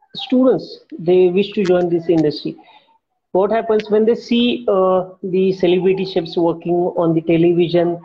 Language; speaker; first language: English; non-native, local second language; Marathi